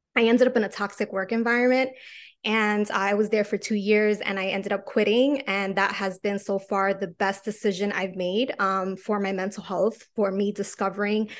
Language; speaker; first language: English; native; English